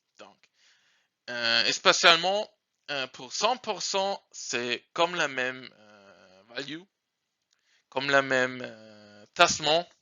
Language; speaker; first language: French; non-native, learner; German